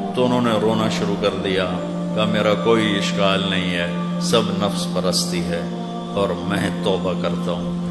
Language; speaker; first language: Urdu; non-native, local second language; Punjabi